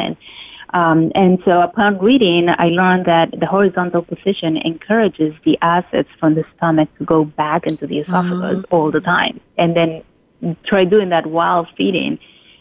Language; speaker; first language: English; non-native, fluent; Spanish